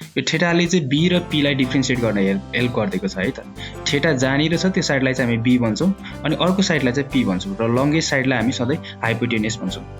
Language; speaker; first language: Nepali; native; Nepali